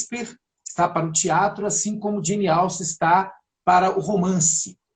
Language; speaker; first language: Portuguese; native; Portuguese